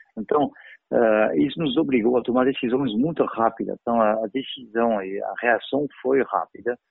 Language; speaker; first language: Portuguese; non-native, fluent; French